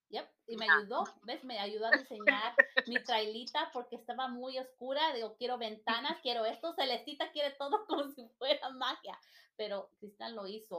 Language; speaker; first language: Spanish; native; Spanish